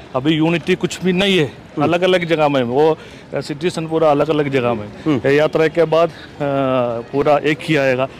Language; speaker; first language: Hindi; non-native, local second language; Malayalam